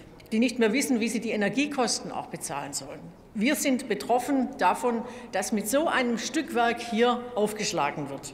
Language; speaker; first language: German; native; German